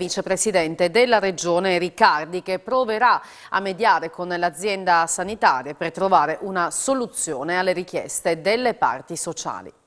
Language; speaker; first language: Italian; native; Italian